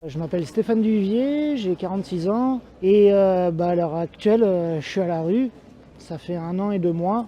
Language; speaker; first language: French; native; French